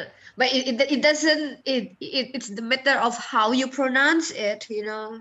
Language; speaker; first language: English; non-native, fluent; Indonesian